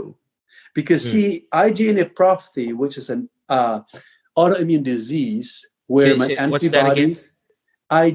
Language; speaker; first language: English; non-native, local second language; Filipino